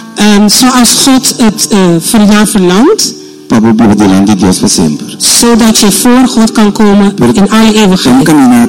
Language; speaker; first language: Dutch; non-native, fluent; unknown